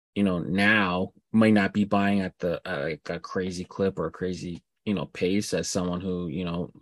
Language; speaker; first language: English; native; English